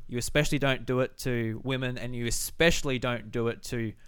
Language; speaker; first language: English; native; English